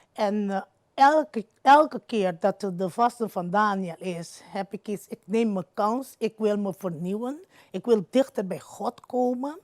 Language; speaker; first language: Dutch; non-native, local second language; Papiamento